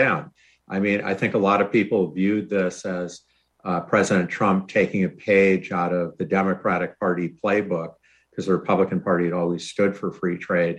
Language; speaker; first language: English; native; English